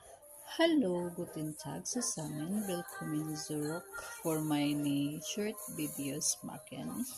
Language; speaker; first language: German; non-native, learner; Filipino